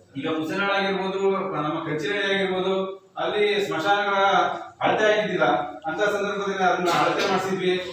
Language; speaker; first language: Kannada; non-native, local second language; Lambadi